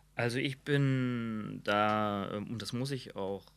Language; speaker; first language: German; native; German